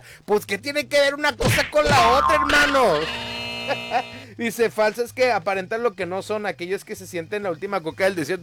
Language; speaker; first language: Spanish; native; Spanish